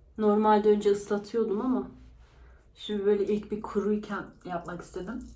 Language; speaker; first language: Turkish; early bilingual, heritage; Turkish